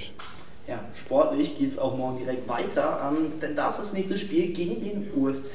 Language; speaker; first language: German; native; German